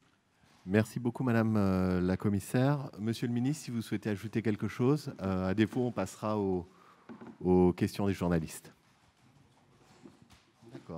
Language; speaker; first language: French; native; French